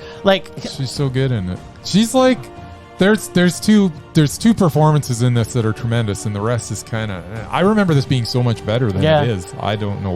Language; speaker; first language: English; native; English